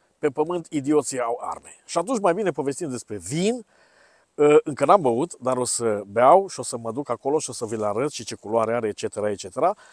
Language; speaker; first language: Romanian; native; Romanian